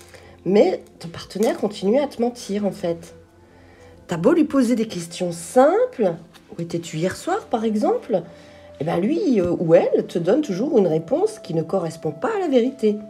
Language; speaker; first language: French; native; French